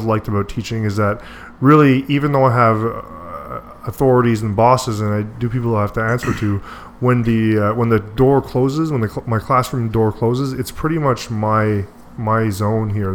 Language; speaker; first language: English; native; English